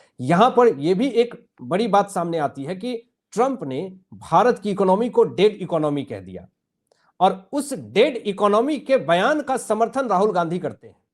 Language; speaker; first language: Hindi; native; Hindi